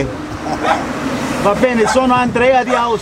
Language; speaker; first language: Italian; non-native, learner; German